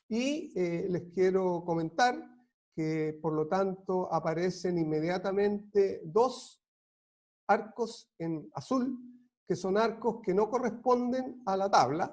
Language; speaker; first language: Spanish; native; Spanish